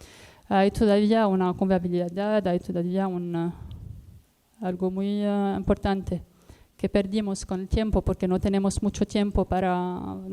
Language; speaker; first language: Spanish; non-native, learner; Arabic